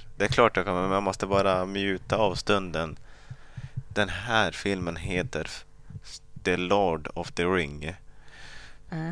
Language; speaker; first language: Swedish; early bilingual, other home language; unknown